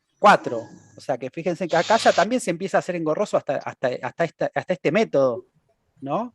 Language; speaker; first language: Spanish; native; Spanish